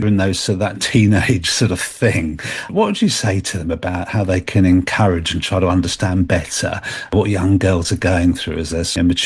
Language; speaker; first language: English; native; English